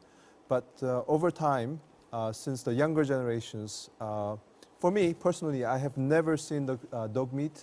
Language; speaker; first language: English; non-native, fluent; Korean